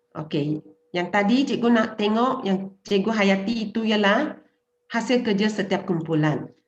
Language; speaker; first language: Malay; non-native, local second language; Chinese